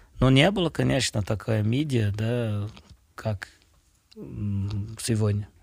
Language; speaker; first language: Russian; non-native, fluent; Portuguese